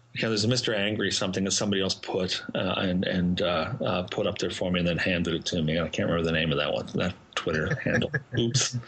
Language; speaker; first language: English; native; English